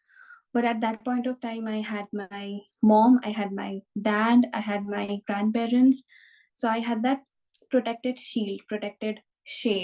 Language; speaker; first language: English; non-native, local second language; Bangla